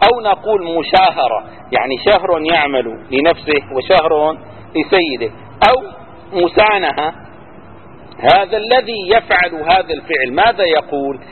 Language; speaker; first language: Arabic; native; Arabic